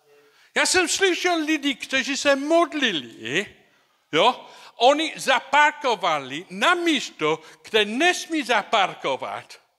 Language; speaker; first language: Czech; non-native, learner; English